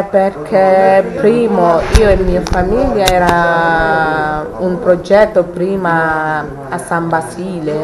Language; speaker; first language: Italian; non-native, learner; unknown